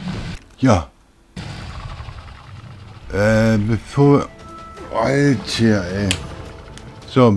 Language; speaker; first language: German; native; German